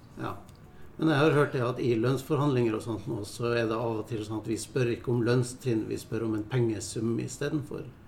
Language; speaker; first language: Norwegian; native; Norwegian